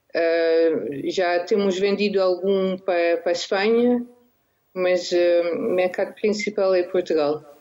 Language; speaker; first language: Portuguese; non-native, fluent; Dutch